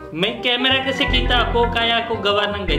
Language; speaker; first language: Filipino; non-native, learner; Punjabi